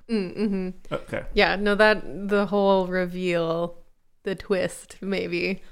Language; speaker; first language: English; native; English